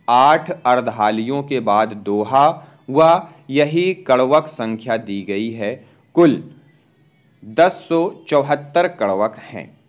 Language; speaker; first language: Hindi; native; Hindi